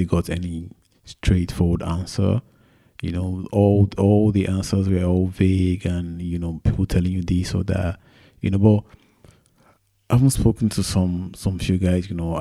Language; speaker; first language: English; non-native, local second language; Yoruba